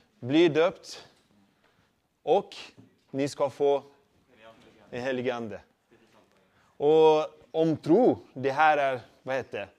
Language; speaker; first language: Swedish; non-native, fluent; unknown